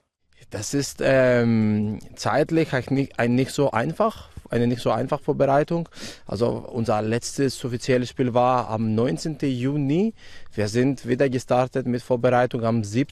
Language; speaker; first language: German; non-native, fluent; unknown